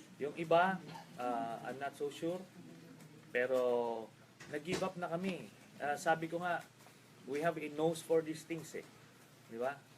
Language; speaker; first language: Filipino; native; Filipino